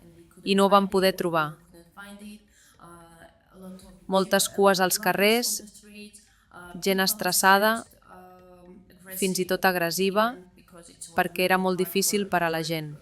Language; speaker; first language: Catalan; non-native, fluent; Armenian